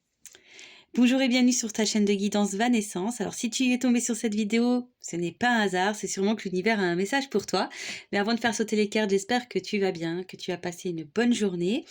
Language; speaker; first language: French; native; French